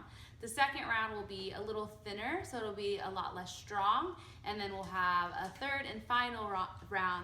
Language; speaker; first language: English; early bilingual, other home language; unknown